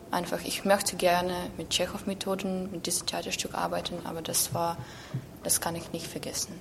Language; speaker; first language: German; non-native, learner; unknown